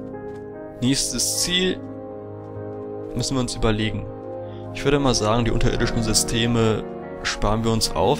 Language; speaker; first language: German; native; German